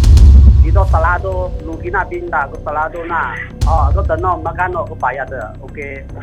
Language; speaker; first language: Filipino; non-native, learner; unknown